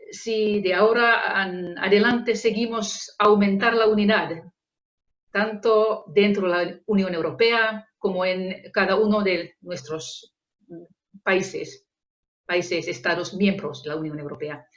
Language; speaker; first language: Spanish; non-native, fluent; Finnish